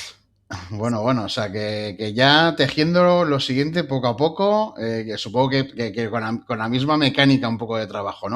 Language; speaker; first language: Spanish; native; Spanish